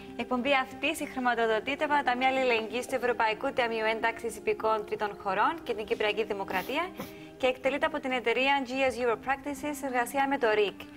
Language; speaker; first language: Greek; native; Greek